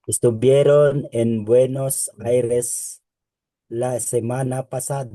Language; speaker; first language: Spanish; non-native, learner; Filipino